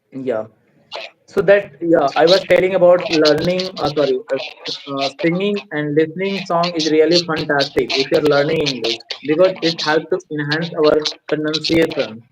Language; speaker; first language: English; non-native, fluent; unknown